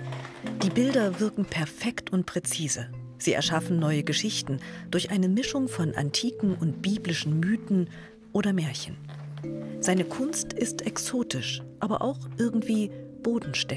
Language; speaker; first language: German; native; German